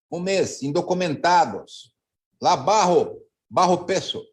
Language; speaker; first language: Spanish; non-native, learner; Portuguese